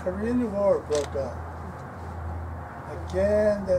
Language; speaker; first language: English; non-native, local second language; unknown